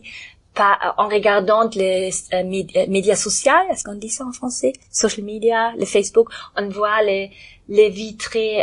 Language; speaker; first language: French; non-native, learner; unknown